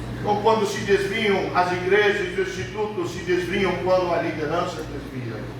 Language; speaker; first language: Portuguese; early bilingual, other home language; English